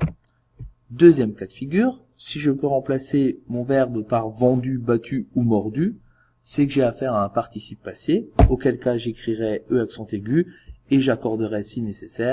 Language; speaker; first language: French; native; French